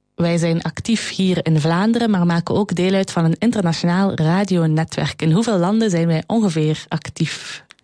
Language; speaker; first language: Dutch; native; Dutch